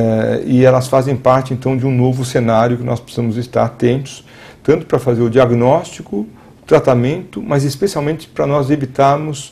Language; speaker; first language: Portuguese; native; Portuguese